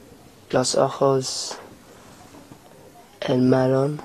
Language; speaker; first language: Spanish; non-native, learner; English